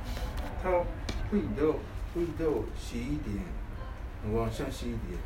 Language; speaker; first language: Chinese; non-native, learner; Japanese